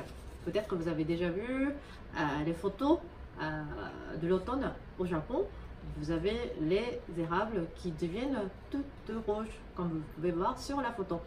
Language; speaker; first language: French; non-native, fluent; Japanese